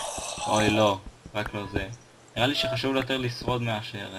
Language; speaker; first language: Hebrew; native; Hebrew